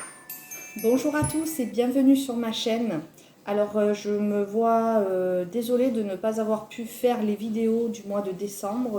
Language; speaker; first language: French; native; French